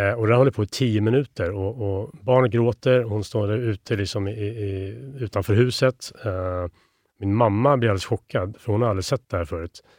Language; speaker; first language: Swedish; native; Swedish